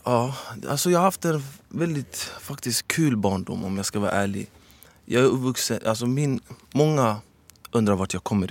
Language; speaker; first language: Swedish; early bilingual, other home language; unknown